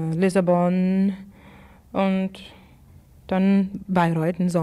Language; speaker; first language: German; non-native, fluent; English